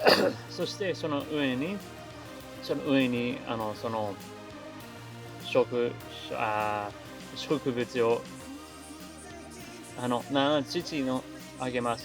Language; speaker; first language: Japanese; non-native, learner; English